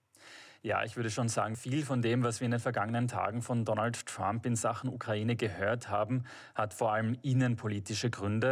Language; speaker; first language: German; native; German